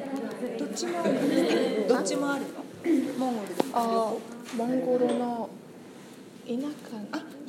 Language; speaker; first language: Japanese; non-native, learner; Mongolian